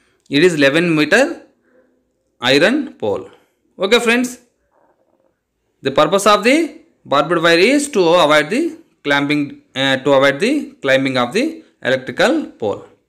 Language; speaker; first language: English; non-native, local second language; Telugu